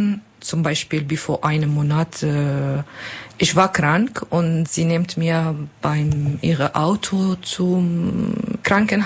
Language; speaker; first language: German; non-native, learner; Kurdish